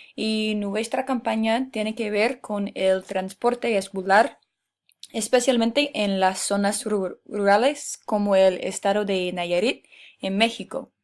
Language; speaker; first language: Spanish; non-native, fluent; English